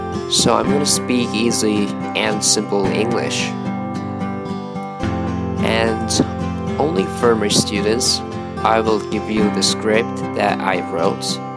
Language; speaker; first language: English; non-native, fluent; Japanese